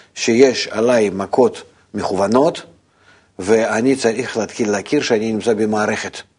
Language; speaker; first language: Hebrew; non-native, fluent; Russian